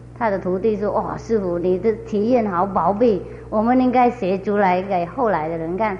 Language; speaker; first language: Chinese; non-native, fluent; Vietnamese